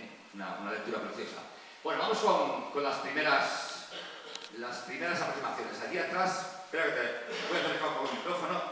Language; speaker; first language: Spanish; native; Spanish